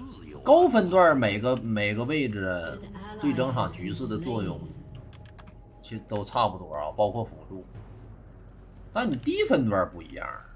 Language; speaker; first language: Chinese; native; Chinese